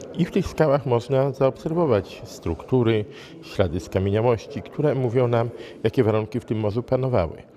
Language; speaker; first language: Polish; native; Polish